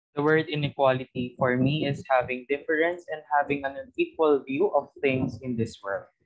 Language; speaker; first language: English; non-native, local second language; Filipino